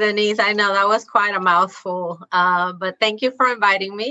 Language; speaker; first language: English; non-native, fluent; Spanish